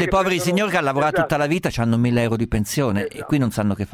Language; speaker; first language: Italian; native; Italian